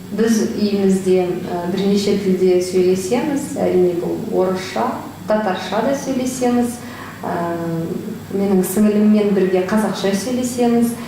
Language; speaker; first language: Kazakh; non-native, local second language; Russian